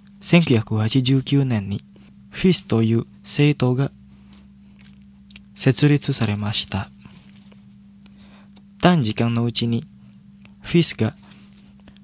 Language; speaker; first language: Japanese; non-native, fluent; Indonesian